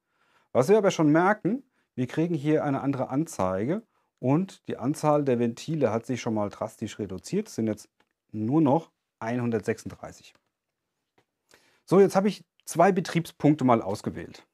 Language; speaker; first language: German; native; German